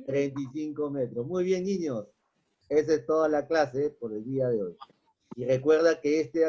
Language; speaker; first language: Spanish; native; Spanish